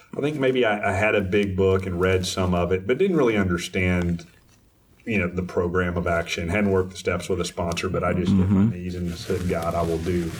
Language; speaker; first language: English; native; English